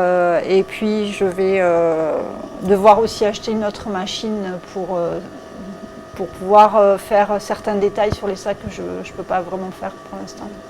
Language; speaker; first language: French; native; French